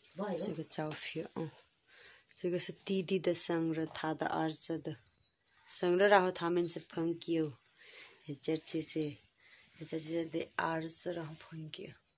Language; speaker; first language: Chinese; non-native, learner; Nepali